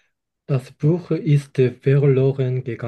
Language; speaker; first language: German; non-native, learner; Korean